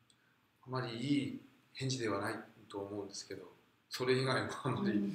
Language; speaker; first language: Japanese; non-native, fluent; Korean